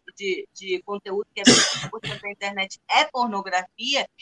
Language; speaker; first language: Portuguese; non-native, fluent; English